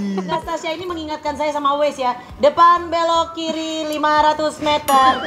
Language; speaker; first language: Indonesian; native; Indonesian